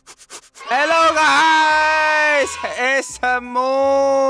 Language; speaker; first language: English; non-native, learner; Korean